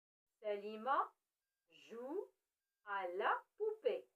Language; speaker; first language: French; non-native, local second language; Arabic